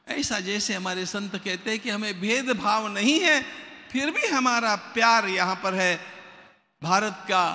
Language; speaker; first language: Hindi; non-native, local second language; Marathi